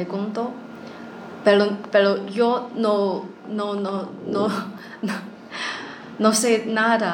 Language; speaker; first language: Spanish; non-native, learner; Chinese